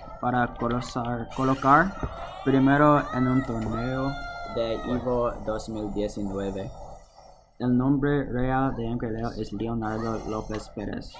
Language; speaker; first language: Spanish; non-native, learner; English